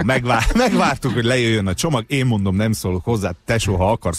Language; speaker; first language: Hungarian; native; Hungarian